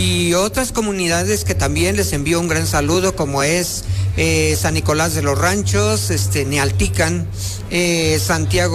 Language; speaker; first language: Spanish; non-native, local second language; Nahuatl languages